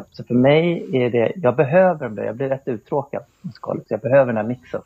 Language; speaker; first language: Swedish; native; Swedish